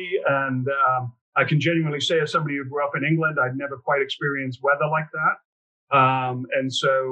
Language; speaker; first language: English; native; English